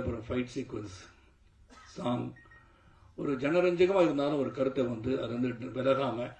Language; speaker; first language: Tamil; native; Tamil